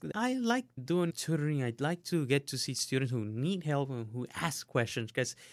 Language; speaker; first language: English; non-native, fluent; Spanish